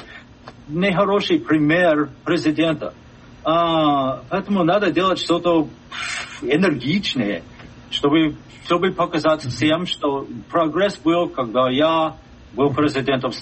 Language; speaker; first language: Russian; non-native, fluent; English